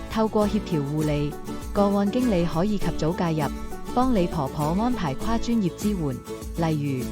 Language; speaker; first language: Cantonese; native; Cantonese